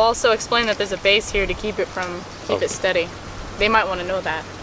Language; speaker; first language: English; native; English